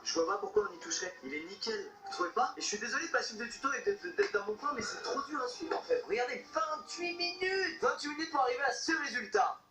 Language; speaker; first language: French; native; French